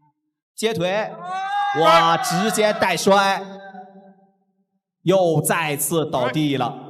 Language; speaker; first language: Chinese; native; Chinese